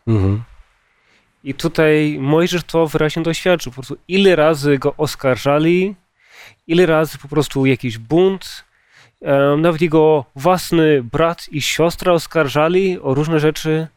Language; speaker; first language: Polish; early bilingual, heritage; Polish